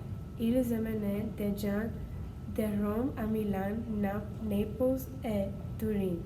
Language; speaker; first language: French; non-native, learner; English